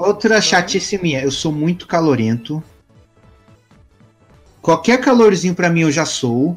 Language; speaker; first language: Portuguese; native; Portuguese